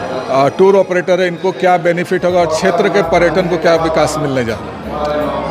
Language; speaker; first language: Hindi; native; Hindi